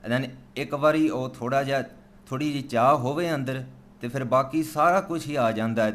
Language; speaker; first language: Punjabi; early bilingual, other home language; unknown